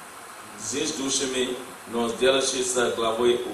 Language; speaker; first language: Russian; non-native, learner; English